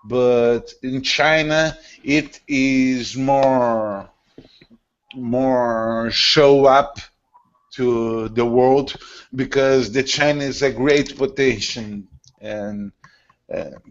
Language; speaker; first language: English; non-native, learner; Portuguese